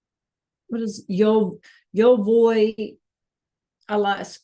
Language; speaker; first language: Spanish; non-native, fluent; English